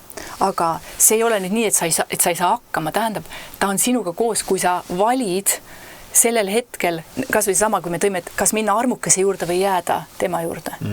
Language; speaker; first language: Estonian; native; Estonian